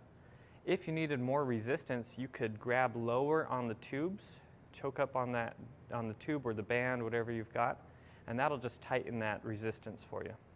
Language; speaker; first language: English; native; English